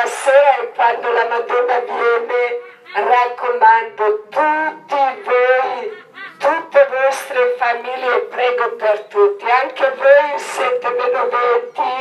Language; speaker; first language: Italian; non-native, learner; Croatian